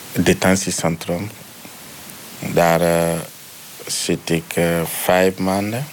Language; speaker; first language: Dutch; non-native, learner; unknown